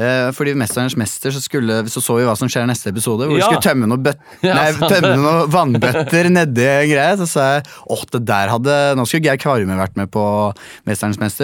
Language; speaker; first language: Norwegian; native; Norwegian